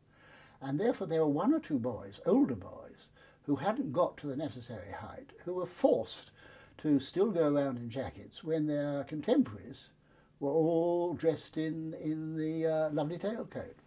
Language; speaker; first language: English; native; English